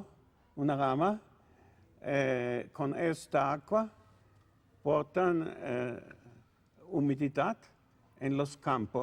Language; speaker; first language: Spanish; non-native, learner; Italian